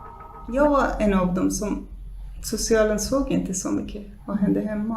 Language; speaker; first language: Swedish; non-native, fluent; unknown